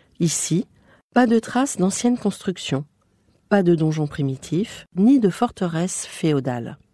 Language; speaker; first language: French; native; French